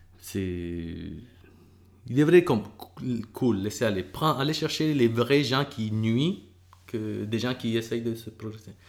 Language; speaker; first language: French; early bilingual, other home language; Spanish